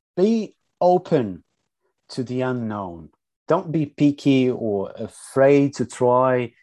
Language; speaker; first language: English; non-native, fluent; Portuguese